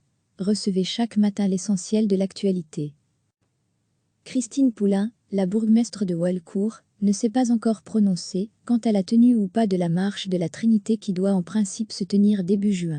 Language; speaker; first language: French; native; French